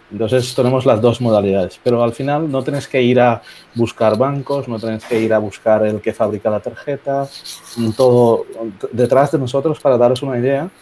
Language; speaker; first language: Spanish; non-native, fluent; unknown